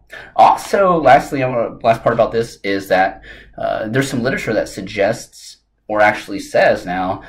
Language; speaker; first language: English; native; English